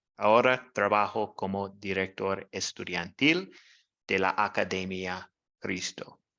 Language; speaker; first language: Spanish; non-native, learner; English